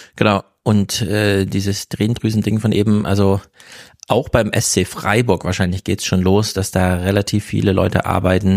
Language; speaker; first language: German; native; German